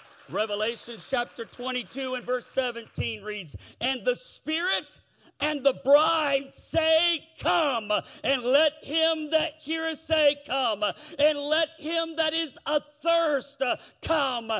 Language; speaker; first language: English; native; English